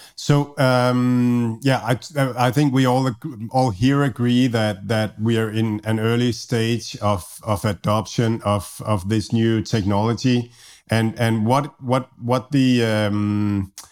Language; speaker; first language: English; non-native, fluent; Danish